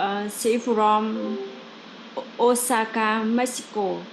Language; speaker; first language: English; non-native, learner; Vietnamese